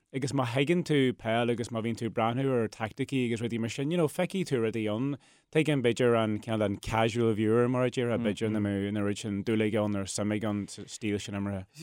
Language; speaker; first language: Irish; non-native, local second language; English